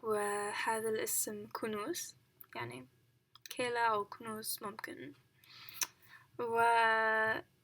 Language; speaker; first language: Arabic; non-native, learner; English